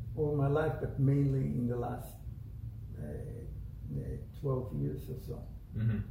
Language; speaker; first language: English; non-native, fluent; Hebrew